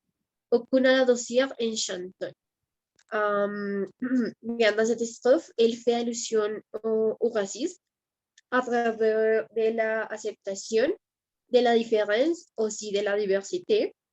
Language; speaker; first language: French; non-native, learner; Spanish